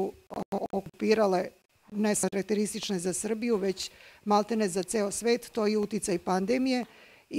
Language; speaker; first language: Bosnian; native; Bosnian